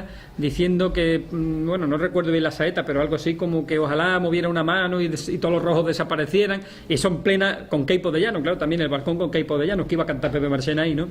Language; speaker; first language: Spanish; native; Spanish